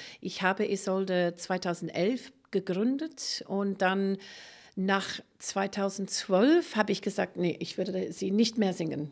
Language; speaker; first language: German; non-native, fluent; English